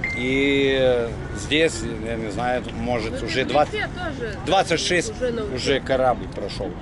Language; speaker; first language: Russian; non-native, local second language; Lithuanian